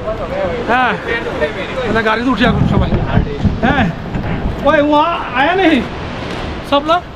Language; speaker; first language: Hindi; non-native, local second language; Bangla